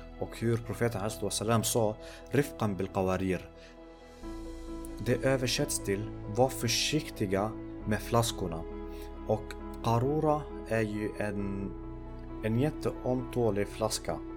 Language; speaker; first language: Swedish; early bilingual, other home language; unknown